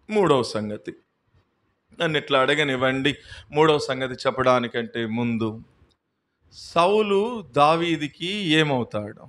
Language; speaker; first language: Telugu; native; Telugu